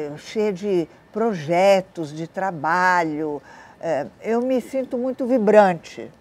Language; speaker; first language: Portuguese; early bilingual, other home language; Italian